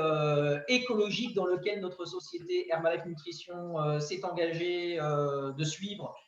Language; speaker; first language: French; native; French